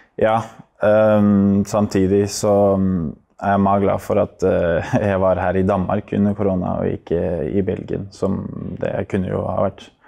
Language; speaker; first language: Norwegian; native; Norwegian